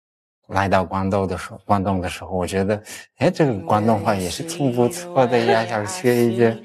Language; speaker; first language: Chinese; non-native, fluent; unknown